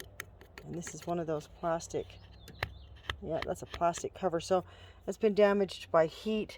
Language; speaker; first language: English; native; English